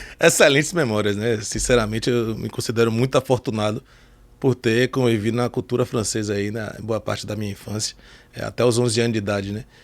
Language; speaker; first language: Portuguese; early bilingual, heritage; Portuguese